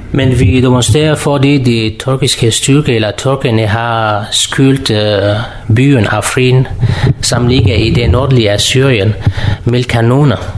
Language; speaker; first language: Danish; non-native, learner; Kurdish